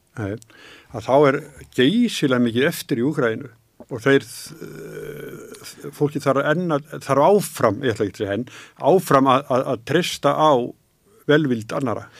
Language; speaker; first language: Icelandic; native; Icelandic